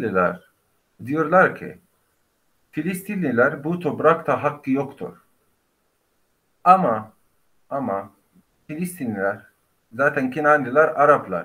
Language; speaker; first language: Turkish; non-native, fluent; Arabic